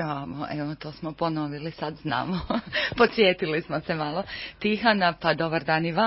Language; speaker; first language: Croatian; native; Croatian